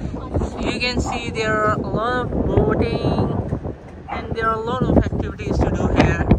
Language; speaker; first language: English; non-native, local second language; Urdu